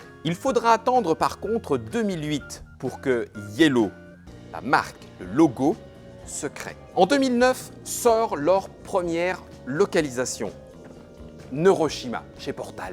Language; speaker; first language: French; native; French